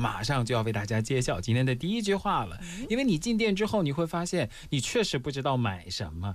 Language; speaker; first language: Chinese; native; Chinese